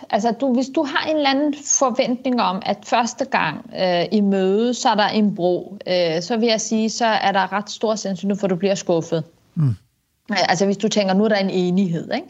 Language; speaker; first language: Danish; early bilingual, other home language; Kurdish